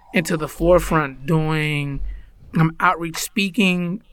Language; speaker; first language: English; early bilingual, other home language; Spanish